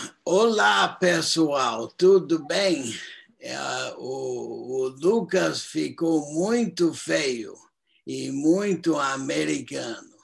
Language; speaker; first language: Portuguese; non-native, fluent; English